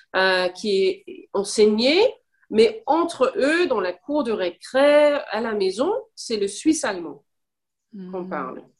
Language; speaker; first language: French; non-native, fluent; English